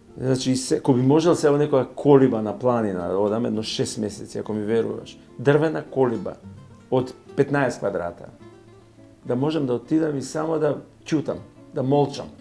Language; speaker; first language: Macedonian; native; Macedonian